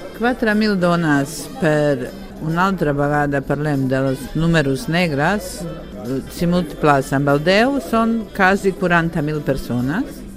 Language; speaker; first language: Catalan; non-native, learner; Bosnian